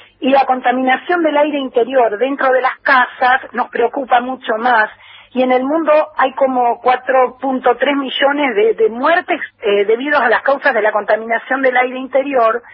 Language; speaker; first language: Spanish; native; Spanish